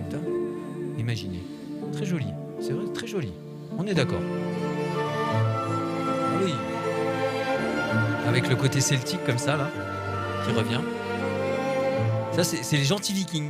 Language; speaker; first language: French; native; French